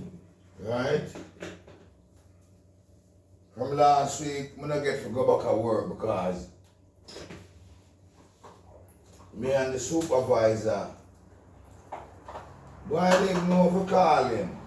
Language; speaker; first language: English; non-native, local second language; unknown